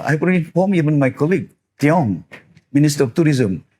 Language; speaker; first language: English; non-native, local second language; Malay